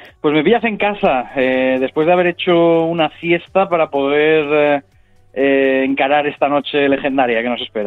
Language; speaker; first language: Spanish; native; Spanish